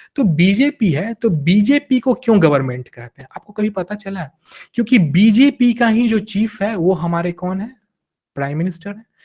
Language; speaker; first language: Hindi; native; Hindi